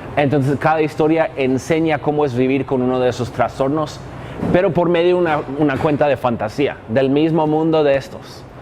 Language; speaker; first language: Spanish; non-native, fluent; English